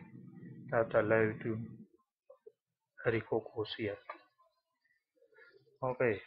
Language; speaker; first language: Finnish; non-native, learner; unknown